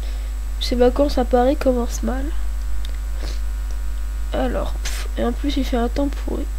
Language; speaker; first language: French; native; French